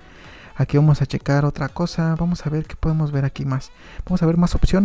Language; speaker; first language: Spanish; native; Spanish